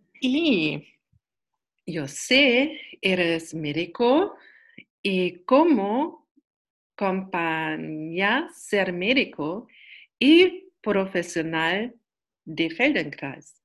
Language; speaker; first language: Spanish; non-native, learner; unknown